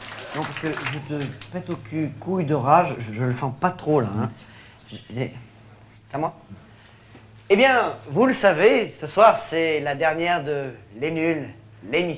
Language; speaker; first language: French; native; French